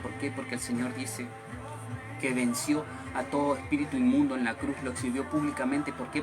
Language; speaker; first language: Spanish; native; Spanish